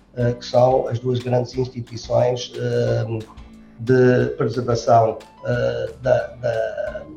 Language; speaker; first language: Portuguese; native; Portuguese